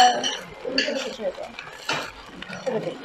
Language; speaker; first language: Chinese; non-native, fluent; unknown